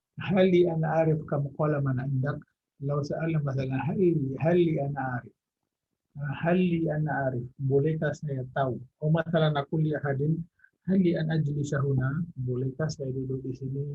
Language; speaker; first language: Arabic; non-native, fluent; Indonesian